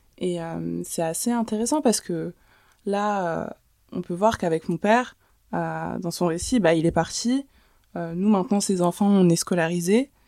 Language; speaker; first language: French; early bilingual, other home language; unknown